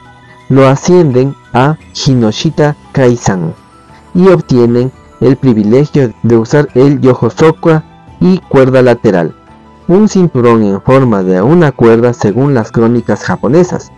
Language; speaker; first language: Spanish; native; Spanish